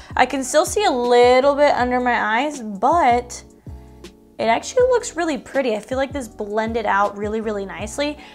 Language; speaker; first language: English; native; English